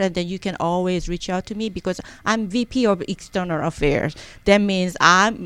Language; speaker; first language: English; non-native, learner; Korean